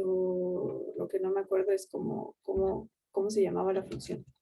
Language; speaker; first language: Spanish; native; Spanish